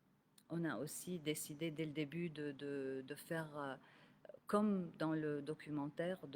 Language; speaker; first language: French; non-native, local second language; Arabic